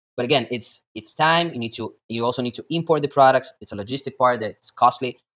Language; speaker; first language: English; non-native, fluent; Latvian